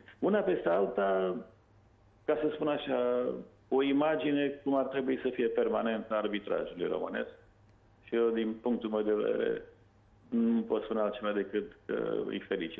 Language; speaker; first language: Romanian; native; Romanian